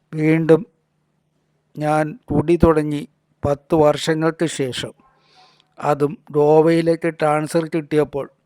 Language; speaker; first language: Malayalam; native; Malayalam